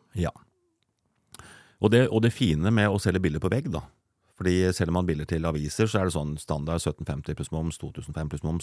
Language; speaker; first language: Norwegian; native; Norwegian